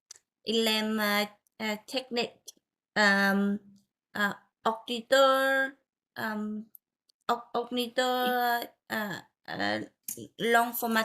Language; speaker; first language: French; non-native, learner; Vietnamese